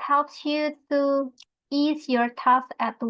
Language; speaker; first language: English; non-native, fluent; Indonesian